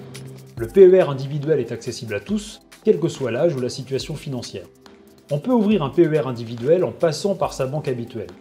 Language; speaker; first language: French; native; French